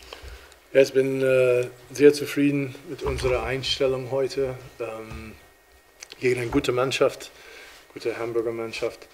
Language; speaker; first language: German; non-native, fluent; English